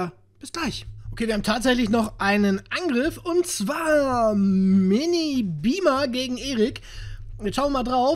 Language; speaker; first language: German; native; German